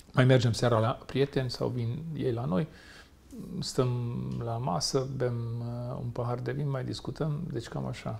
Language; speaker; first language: Romanian; non-native, local second language; Hungarian